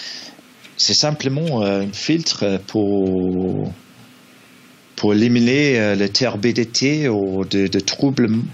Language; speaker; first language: French; non-native, learner; English